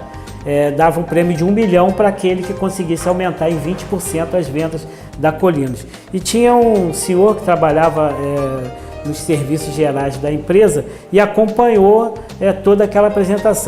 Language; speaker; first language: Portuguese; native; Portuguese